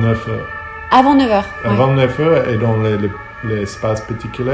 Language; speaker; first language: French; non-native, learner; Hebrew